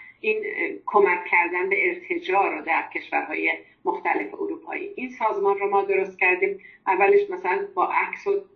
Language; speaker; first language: Persian; non-native, local second language; Azerbaijani